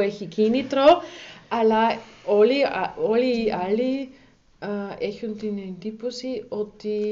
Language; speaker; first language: Greek; non-native, learner; German